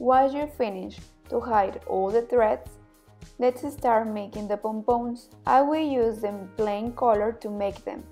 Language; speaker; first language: English; non-native, fluent; Spanish